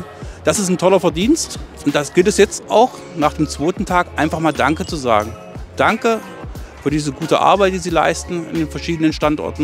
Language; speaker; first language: German; native; German